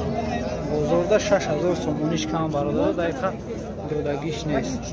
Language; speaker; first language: Tajik; native; Tajik